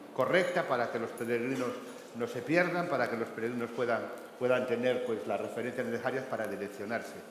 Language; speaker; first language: Spanish; non-native, local second language; Galician